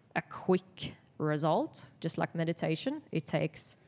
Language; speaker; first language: English; non-native, fluent; Swedish